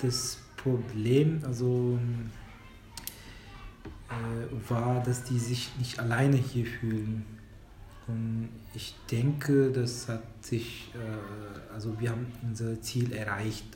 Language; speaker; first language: German; non-native, fluent; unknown